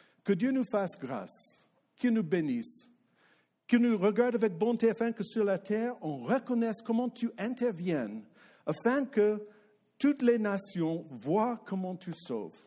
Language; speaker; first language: French; non-native, fluent; English